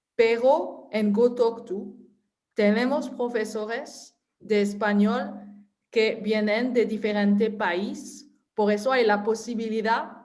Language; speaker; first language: Spanish; non-native, fluent; French